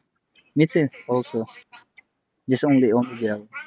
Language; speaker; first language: English; non-native, learner; Filipino